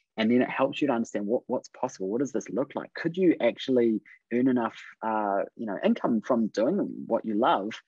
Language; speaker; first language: English; native; English